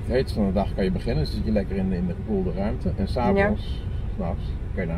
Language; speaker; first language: Dutch; native; Dutch